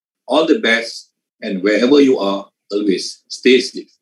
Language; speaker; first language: English; non-native, local second language; Malay